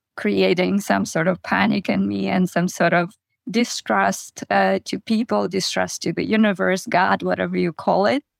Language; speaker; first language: English; non-native, fluent; Russian